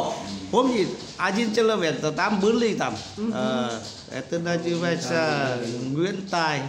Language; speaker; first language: Russian; non-native, learner; Vietnamese